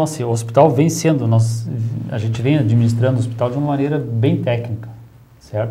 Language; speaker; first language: Portuguese; native; Portuguese